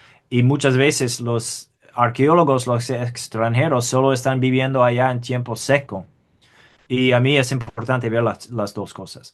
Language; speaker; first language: Spanish; non-native, fluent; English